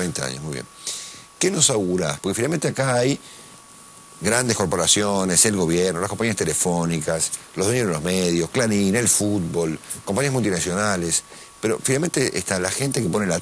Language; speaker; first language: Spanish; native; Spanish